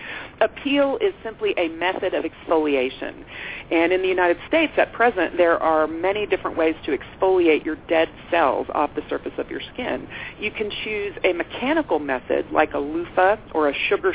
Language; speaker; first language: English; native; English